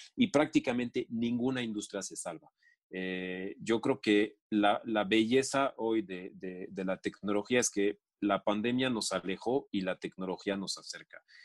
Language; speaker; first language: Spanish; non-native, fluent; French